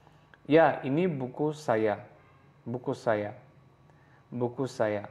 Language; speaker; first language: Indonesian; non-native, local second language; Javanese